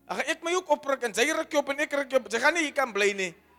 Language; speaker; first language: Afrikaans; early bilingual, heritage; Afrikaans